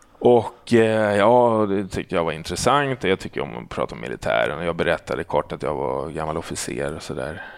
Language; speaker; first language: Swedish; native; Swedish